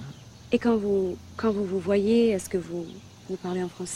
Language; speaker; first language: French; native; French